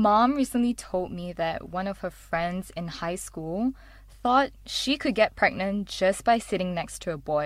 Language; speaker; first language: English; non-native, local second language; Chinese